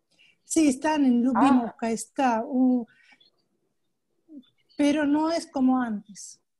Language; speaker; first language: Spanish; non-native, fluent; Russian